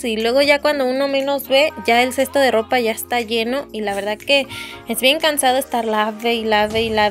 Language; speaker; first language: Spanish; native; Spanish